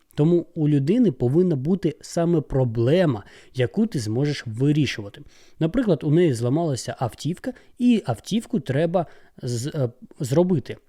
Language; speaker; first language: Ukrainian; non-native, local second language; Russian